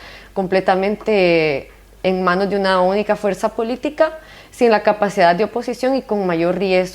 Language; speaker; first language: Spanish; native; Spanish